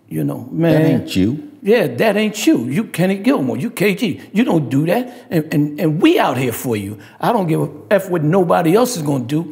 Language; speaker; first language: English; native; English